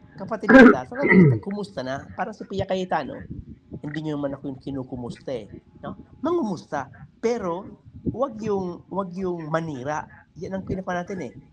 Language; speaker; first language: Filipino; native; Filipino